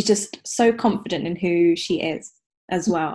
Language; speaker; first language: English; native; English